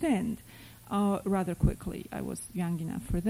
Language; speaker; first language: English; non-native, fluent; Polish